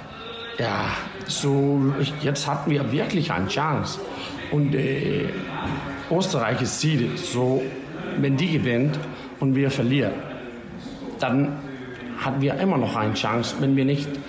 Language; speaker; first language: German; non-native, learner; Danish